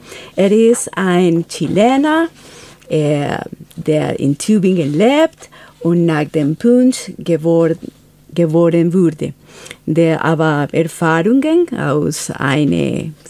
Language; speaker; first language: German; non-native, fluent; Spanish